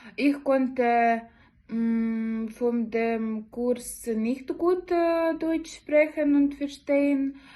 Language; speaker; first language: German; non-native, learner; Ukrainian